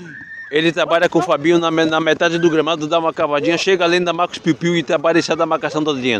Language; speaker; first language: Portuguese; native; Portuguese